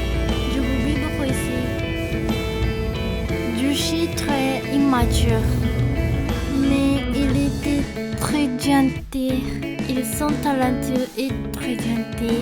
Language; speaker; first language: French; non-native, learner; Japanese